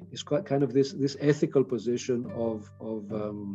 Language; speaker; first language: English; non-native, fluent; Greek